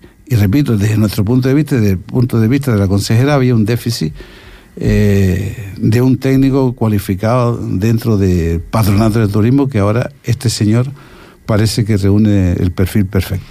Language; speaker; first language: Spanish; native; Spanish